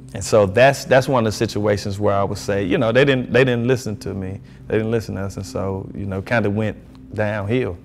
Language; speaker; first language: English; native; English